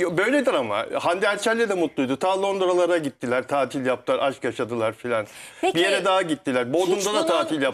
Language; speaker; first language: Turkish; native; Turkish